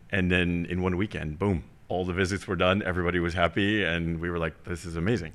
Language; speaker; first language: English; early bilingual, heritage; German